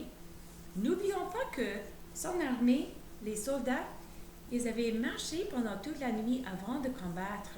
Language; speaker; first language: French; native; French